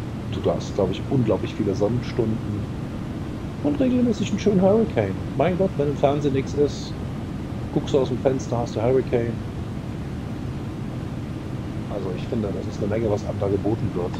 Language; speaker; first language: German; native; German